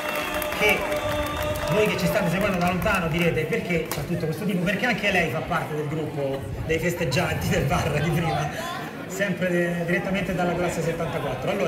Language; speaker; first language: Italian; native; Italian